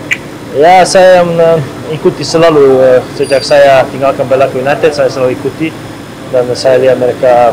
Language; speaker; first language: Indonesian; non-native, fluent; Serbian